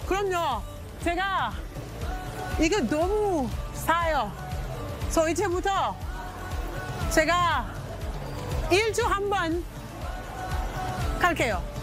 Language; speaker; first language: Korean; non-native, learner; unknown